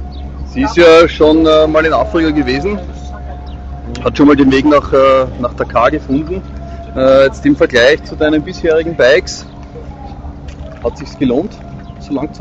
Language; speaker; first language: German; native; German